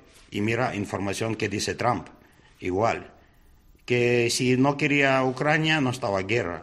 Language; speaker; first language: Spanish; non-native, learner; Ukrainian